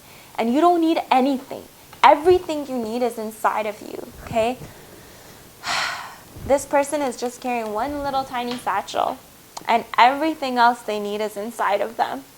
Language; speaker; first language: English; native; English